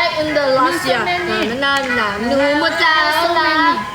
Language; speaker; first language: English; non-native, learner; Thai